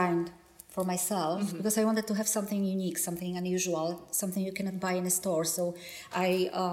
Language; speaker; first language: English; non-native, fluent; Polish